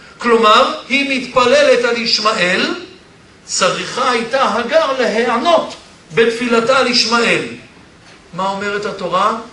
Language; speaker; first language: Hebrew; early bilingual, other home language; Polish